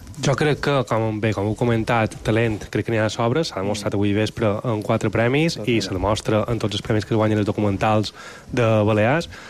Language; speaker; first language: Catalan; native; Catalan